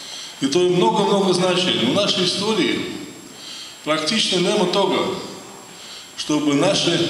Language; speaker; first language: Russian; native; Russian